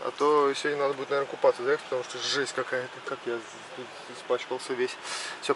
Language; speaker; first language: Russian; native; Russian